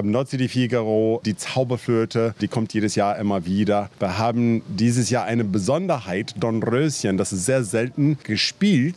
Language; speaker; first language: German; non-native, fluent; English